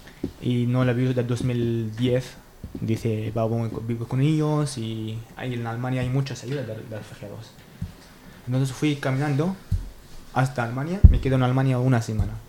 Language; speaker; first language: Spanish; non-native, learner; Arabic